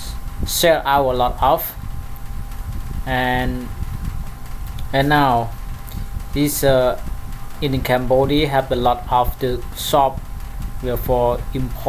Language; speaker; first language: English; non-native, learner; Khmer